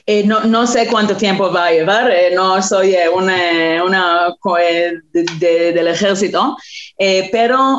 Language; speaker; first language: Spanish; non-native, fluent; Hebrew